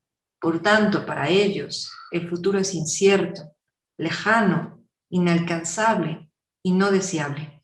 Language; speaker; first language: Spanish; native; Spanish